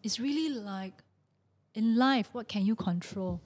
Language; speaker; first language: English; non-native, local second language; Chinese